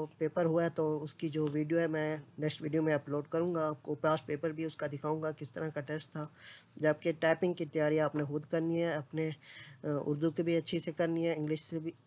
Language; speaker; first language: Urdu; non-native, local second language; Punjabi